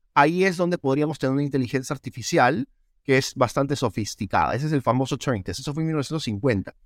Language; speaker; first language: Spanish; native; Spanish